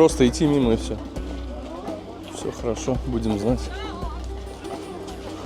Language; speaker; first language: Russian; native; Russian